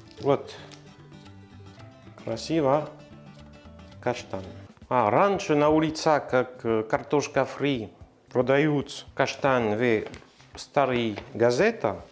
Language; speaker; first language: Russian; non-native, learner; French